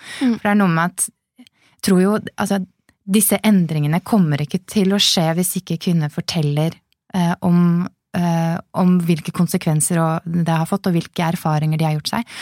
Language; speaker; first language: Norwegian; native; Norwegian